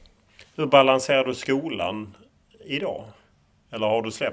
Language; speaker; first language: Swedish; native; Swedish